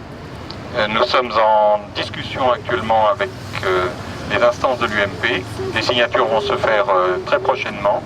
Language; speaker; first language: French; native; French